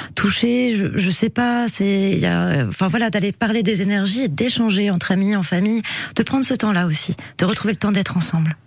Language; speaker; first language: French; native; French